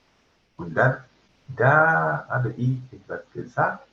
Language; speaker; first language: German; non-native, fluent; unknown